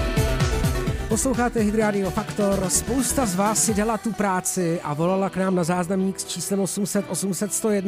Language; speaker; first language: Czech; native; Czech